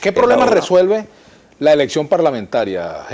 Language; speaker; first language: Spanish; native; Spanish